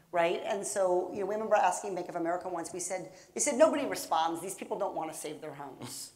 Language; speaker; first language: English; native; English